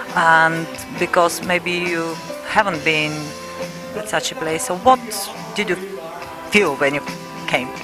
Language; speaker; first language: English; non-native, fluent; Bulgarian